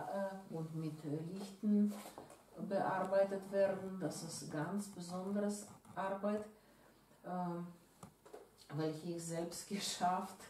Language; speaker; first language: German; non-native, learner; Russian